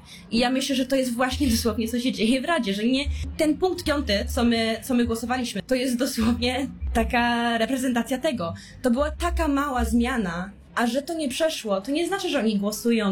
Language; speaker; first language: Polish; early bilingual, heritage; Polish